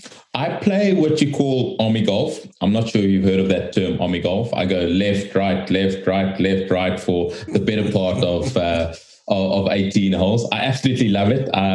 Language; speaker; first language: English; native; English